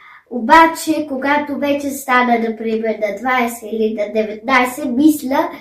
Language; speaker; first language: Bulgarian; early bilingual, heritage; German